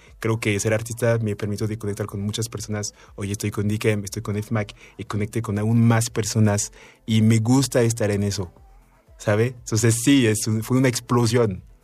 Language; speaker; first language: Spanish; non-native, fluent; French